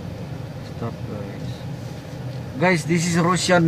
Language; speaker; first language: English; non-native, local second language; Filipino